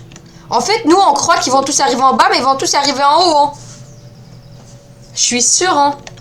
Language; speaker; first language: French; native; French